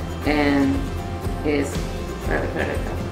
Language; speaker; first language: English; non-native, learner; Spanish